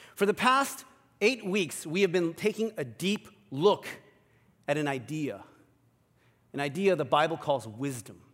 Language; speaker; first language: English; early bilingual, other home language; Korean